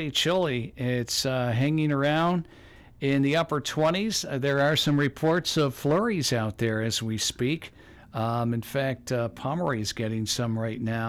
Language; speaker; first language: English; native; English